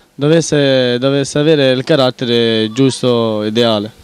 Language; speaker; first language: Italian; native; Italian